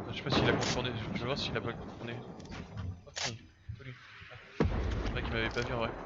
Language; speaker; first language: French; native; French